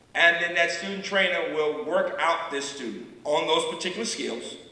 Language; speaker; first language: English; native; English